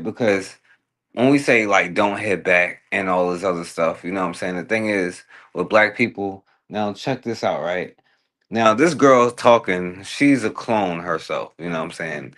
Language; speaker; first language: English; native; English